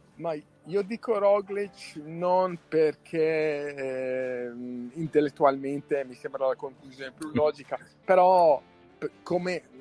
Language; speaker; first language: Italian; non-native, fluent; English